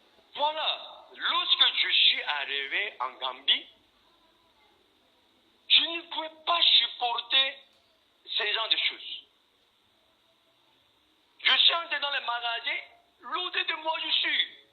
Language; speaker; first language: French; non-native, fluent; Korean